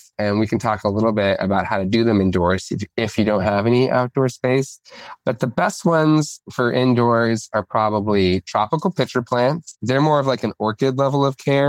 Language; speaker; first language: English; native; English